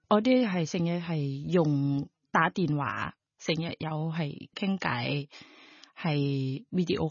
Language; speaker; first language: Cantonese; non-native, learner; Thai